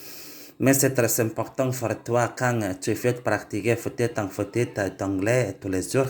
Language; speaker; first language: French; non-native, learner; Indonesian